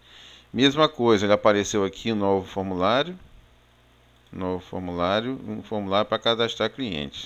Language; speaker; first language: Portuguese; native; Portuguese